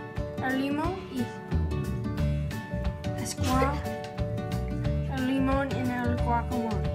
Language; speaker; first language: Spanish; non-native, learner; English